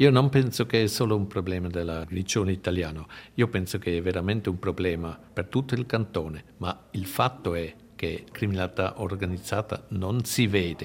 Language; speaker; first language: Italian; non-native, local second language; German